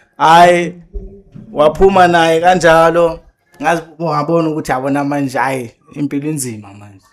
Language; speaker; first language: Zulu; native; Zulu